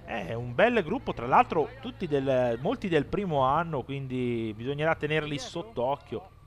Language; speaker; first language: Italian; native; Italian